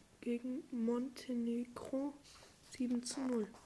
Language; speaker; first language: German; non-native, learner; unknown